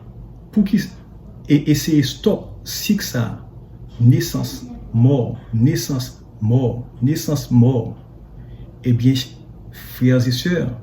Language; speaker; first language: French; non-native, learner; Haitian Creole